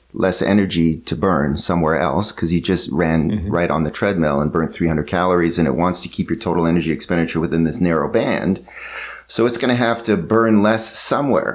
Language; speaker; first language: English; native; English